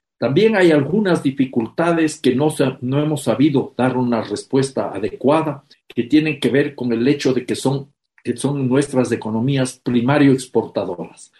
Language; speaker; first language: Spanish; native; Spanish